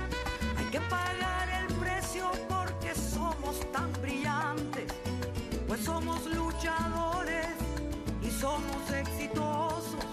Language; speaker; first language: Spanish; native; Spanish